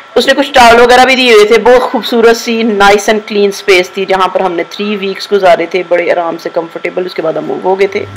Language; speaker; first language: Urdu; native; Urdu